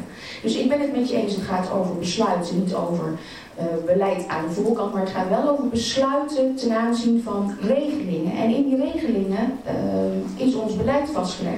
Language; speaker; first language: Dutch; native; Dutch